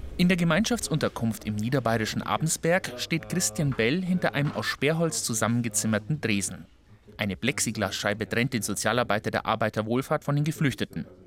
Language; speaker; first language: German; native; German